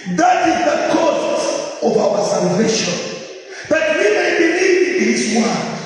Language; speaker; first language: English; non-native, local second language; Swahili